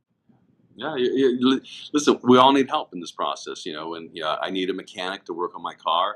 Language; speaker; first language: English; native; English